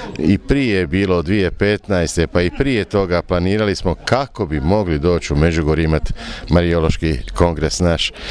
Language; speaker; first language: Croatian; native; Croatian